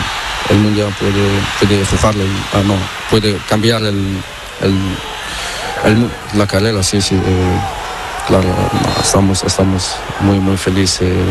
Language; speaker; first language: Spanish; non-native, learner; Portuguese